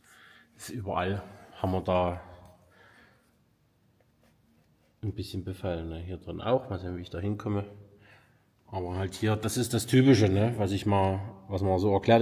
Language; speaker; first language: German; native; German